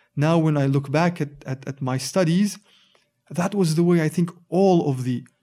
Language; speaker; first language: English; native; English